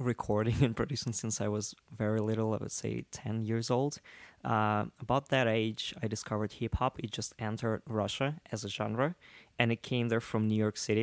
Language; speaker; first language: English; non-native, fluent; Russian